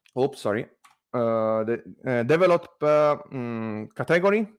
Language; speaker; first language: English; non-native, learner; Italian